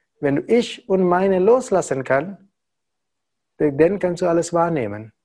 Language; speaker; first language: German; non-native, learner; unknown